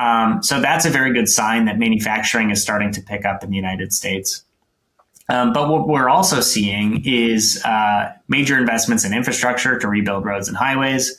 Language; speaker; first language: English; native; English